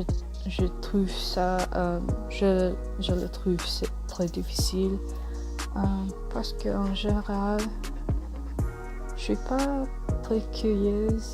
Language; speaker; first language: French; non-native, learner; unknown